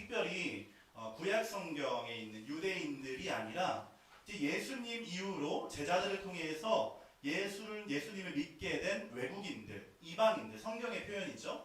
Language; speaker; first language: Korean; native; Korean